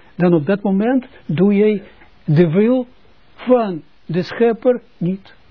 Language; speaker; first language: Dutch; non-native, fluent; Russian